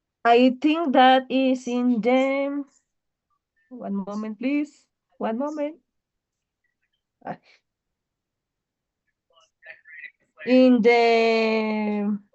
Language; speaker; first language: English; non-native, learner; Spanish